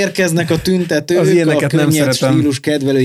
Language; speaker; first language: Hungarian; native; Hungarian